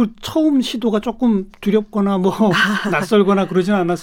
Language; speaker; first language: Korean; native; Korean